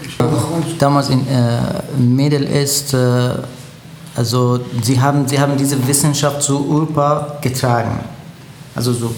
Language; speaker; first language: German; non-native, learner; Persian